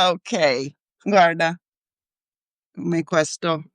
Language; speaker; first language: Italian; non-native, learner; English